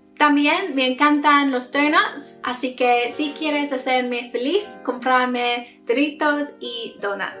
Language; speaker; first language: Spanish; non-native, learner; English